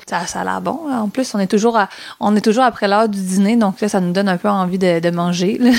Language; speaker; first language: French; native; French